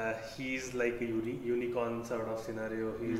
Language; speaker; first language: English; non-native, local second language; Marathi